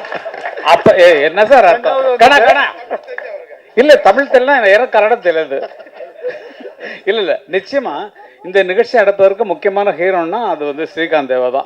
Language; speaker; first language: Tamil; native; Tamil